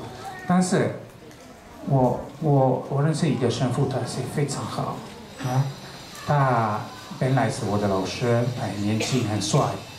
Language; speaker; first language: Chinese; non-native, fluent; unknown